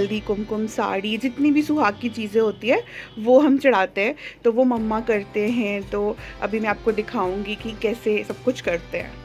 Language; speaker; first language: Hindi; non-native, local second language; Telugu